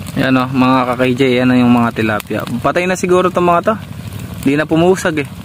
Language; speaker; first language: Filipino; non-native, local second language; Pampanga